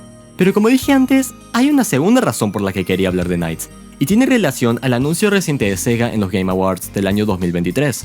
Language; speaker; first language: Spanish; native; Spanish